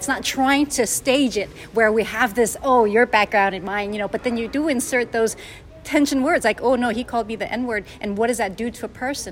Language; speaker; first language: English; non-native, local second language; Cantonese